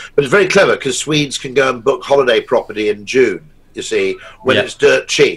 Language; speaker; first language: English; native; English